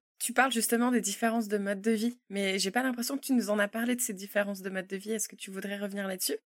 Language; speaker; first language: French; native; French